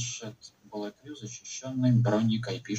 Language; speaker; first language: Russian; native; Russian